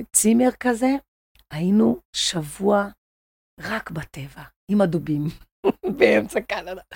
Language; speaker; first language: Hebrew; non-native, fluent; Portuguese